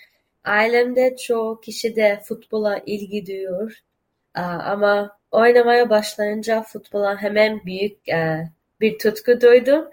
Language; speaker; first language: Turkish; early bilingual, heritage; Turkish